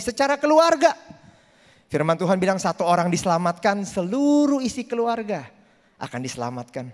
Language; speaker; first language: Indonesian; native; Indonesian